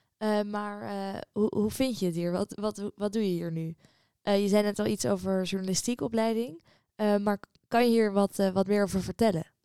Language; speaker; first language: Dutch; native; Dutch